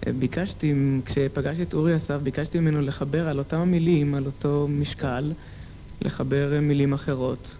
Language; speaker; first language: Hebrew; native; Hebrew